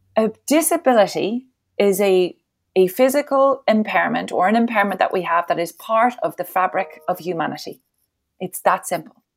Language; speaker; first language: English; native; English